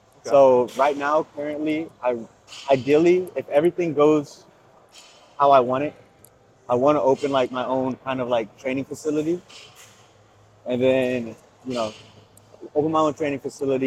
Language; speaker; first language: English; native; English